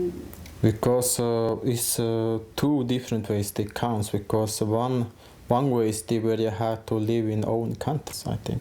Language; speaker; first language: English; non-native, fluent; Mongolian